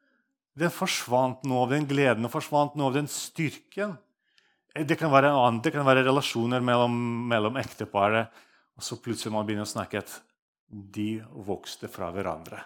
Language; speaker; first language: Norwegian; non-native, fluent; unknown